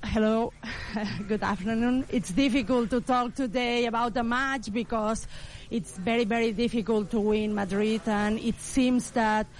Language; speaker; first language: English; non-native, learner; Catalan